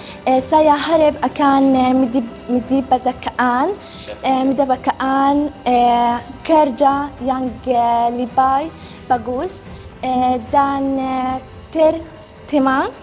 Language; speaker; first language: Indonesian; non-native, learner; Arabic